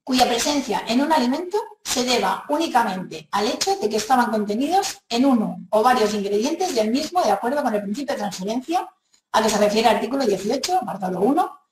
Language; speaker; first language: Spanish; non-native, local second language; Catalan